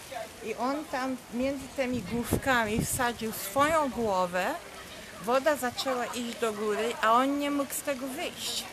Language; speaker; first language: Polish; early bilingual, heritage; Polish